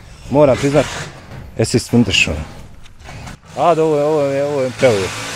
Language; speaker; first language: German; non-native, learner; Serbian